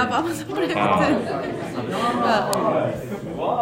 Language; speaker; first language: English; non-native, learner; Japanese